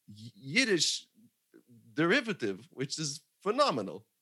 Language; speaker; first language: English; non-native, fluent; Hebrew